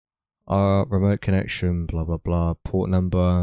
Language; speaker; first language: English; native; English